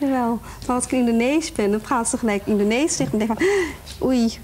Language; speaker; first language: Dutch; early bilingual, other home language; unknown